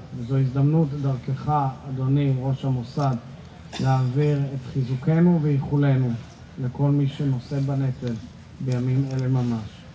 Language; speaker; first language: Hebrew; native; Hebrew